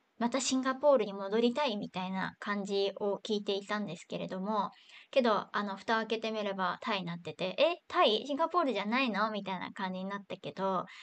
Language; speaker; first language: Japanese; native; Japanese